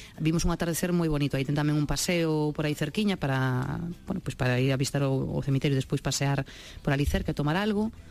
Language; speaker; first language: Galician; non-native, local second language; Spanish